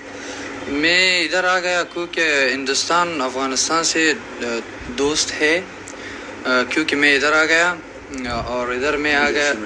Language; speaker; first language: Hindi; non-native, learner; Persian